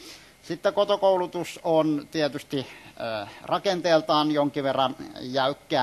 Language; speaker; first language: Finnish; native; Finnish